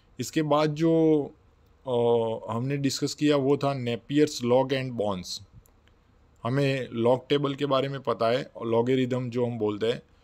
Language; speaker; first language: Hindi; non-native, local second language; Gujarati